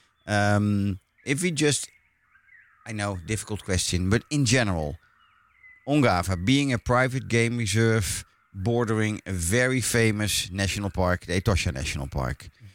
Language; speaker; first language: English; non-native, fluent; Dutch